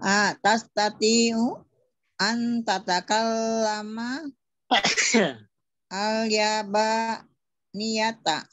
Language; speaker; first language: Arabic; non-native, learner; Indonesian